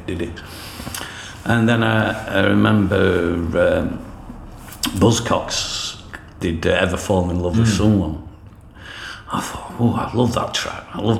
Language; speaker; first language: English; native; English